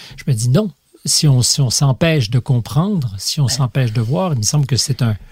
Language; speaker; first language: French; native; French